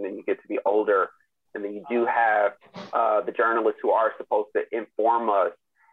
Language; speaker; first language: English; native; English